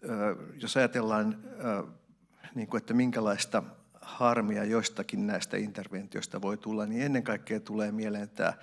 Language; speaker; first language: Finnish; native; Finnish